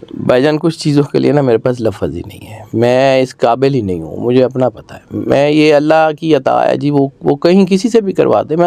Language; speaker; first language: Urdu; non-native, local second language; Punjabi